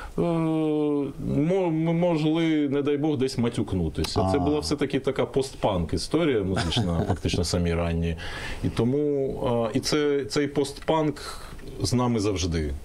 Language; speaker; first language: Ukrainian; non-native, local second language; Russian